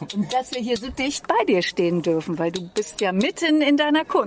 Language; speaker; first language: German; native; German